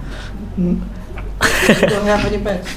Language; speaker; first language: English; non-native, learner; Indonesian